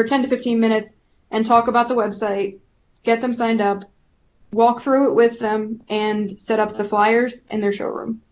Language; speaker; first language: English; native; English